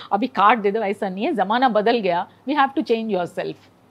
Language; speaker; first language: Hindi; non-native, local second language; Telugu